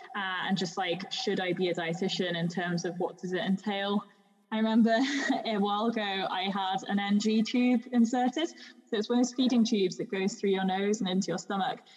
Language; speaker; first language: English; native; English